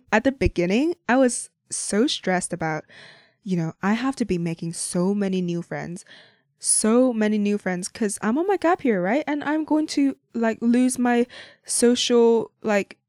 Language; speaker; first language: English; non-native, local second language; Cantonese